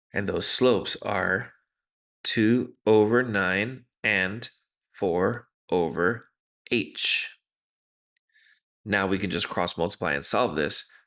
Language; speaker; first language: English; native; English